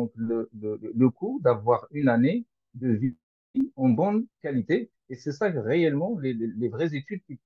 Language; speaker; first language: French; non-native, local second language; Arabic